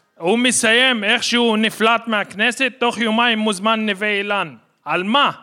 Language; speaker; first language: Hebrew; non-native, local second language; Arabic